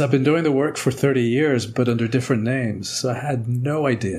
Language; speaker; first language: English; early bilingual, other home language; Spanish